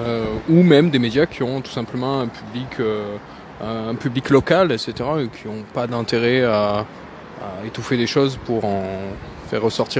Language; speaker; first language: French; native; French